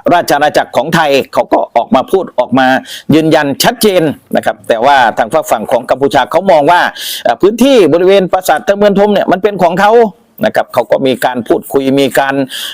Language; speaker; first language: Thai; native; Thai